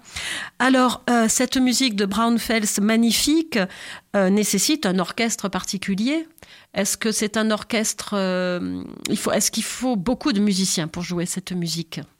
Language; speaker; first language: French; native; French